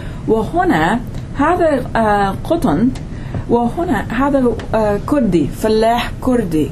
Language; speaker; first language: Arabic; non-native, fluent; English